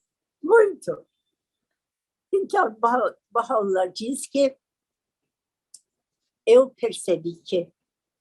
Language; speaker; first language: Portuguese; non-native, learner; Persian